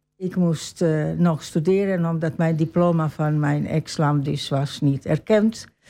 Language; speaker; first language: Dutch; non-native, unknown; Croatian